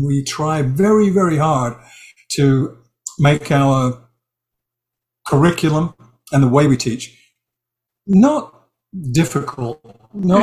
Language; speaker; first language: English; native; English